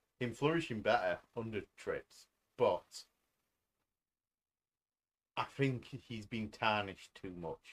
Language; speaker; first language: English; native; English